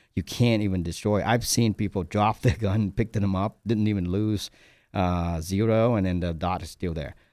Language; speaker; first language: English; non-native, fluent; Vietnamese